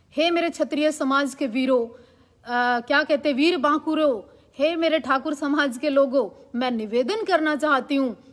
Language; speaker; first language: Hindi; native; Hindi